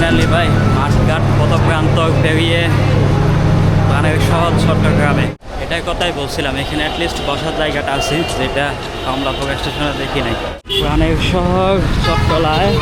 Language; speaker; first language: Bangla; native; Bangla